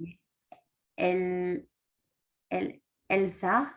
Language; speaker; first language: French; non-native, learner; English